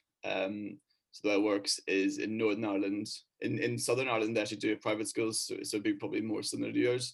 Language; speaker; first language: English; native; English